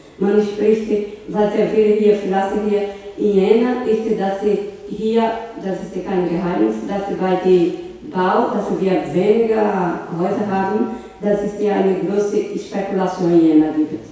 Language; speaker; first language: German; non-native, learner; Portuguese